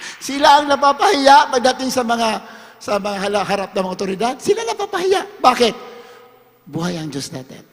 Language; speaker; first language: Filipino; non-native, local second language; Hiligaynon